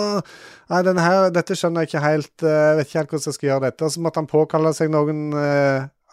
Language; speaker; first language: Norwegian; native; Norwegian